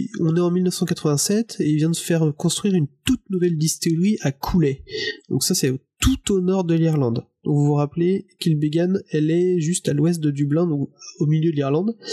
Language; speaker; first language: French; native; French